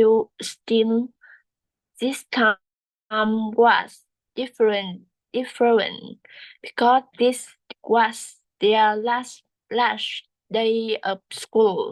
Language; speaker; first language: English; non-native, learner; Vietnamese